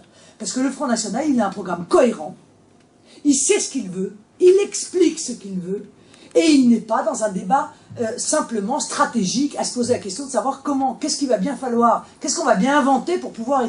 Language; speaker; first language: French; native; French